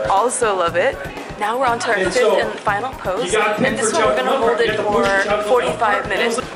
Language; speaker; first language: English; native; English